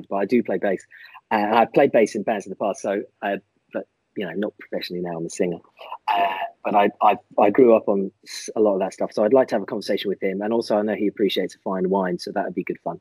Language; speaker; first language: English; native; English